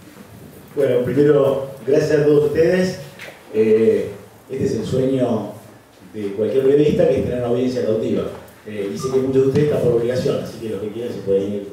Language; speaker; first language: Spanish; native; Spanish